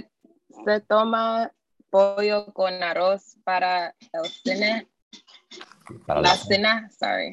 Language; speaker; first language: Spanish; non-native, learner; English